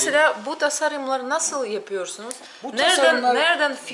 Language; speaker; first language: Turkish; non-native, learner; Russian